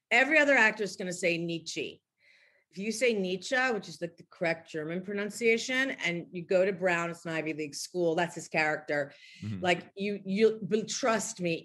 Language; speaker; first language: English; native; English